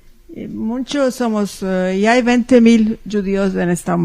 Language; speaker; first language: Spanish; early bilingual, heritage; Ladino